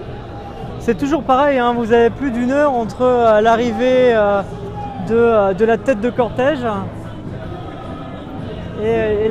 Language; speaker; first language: French; native; French